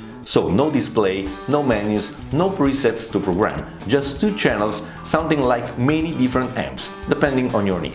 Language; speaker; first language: English; non-native, fluent; Italian